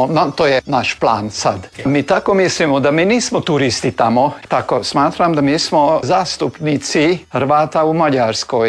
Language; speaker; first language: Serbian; early bilingual, heritage; Serbian